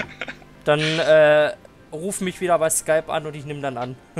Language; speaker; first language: German; native; German